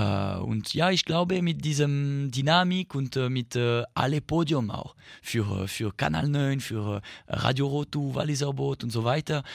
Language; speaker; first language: German; non-native, local second language; French